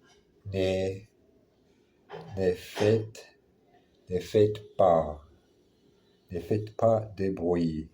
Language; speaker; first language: French; non-native, learner; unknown